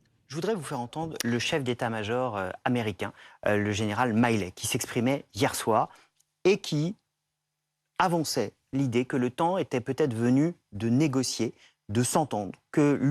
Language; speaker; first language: French; native; French